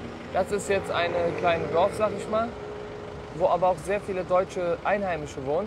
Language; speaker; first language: German; non-native, fluent; Turkish